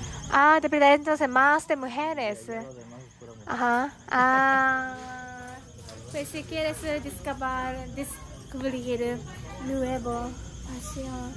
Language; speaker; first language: Spanish; non-native, learner; Japanese